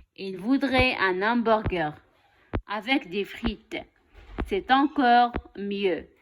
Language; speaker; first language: French; non-native, local second language; Arabic